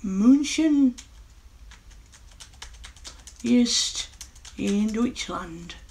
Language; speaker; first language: German; non-native, learner; English